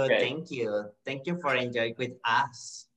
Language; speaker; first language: English; non-native, learner; Spanish